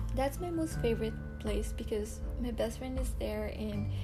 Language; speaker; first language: English; non-native, local second language; Bikol